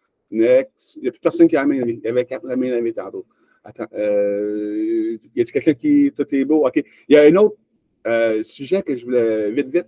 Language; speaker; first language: French; native; French